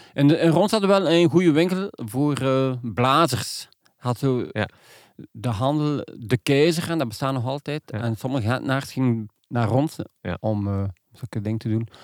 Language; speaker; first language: Dutch; non-native, local second language; French